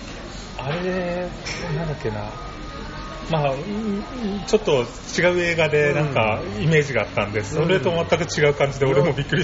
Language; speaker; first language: Japanese; native; Japanese